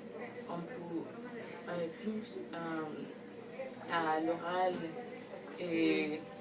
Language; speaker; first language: French; non-native, fluent; Spanish